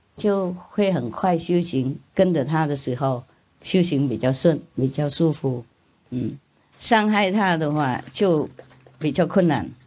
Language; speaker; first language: Chinese; non-native, fluent; Vietnamese